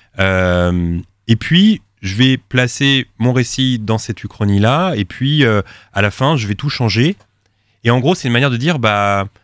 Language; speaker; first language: French; native; French